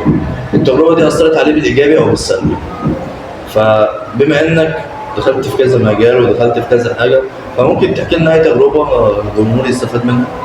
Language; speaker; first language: Arabic; native; Arabic